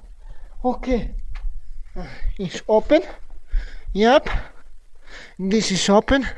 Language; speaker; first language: English; non-native, learner; Croatian